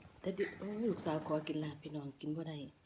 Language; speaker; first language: Dutch; non-native, learner; Thai